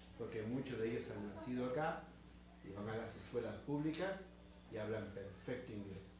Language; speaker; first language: Spanish; native; Spanish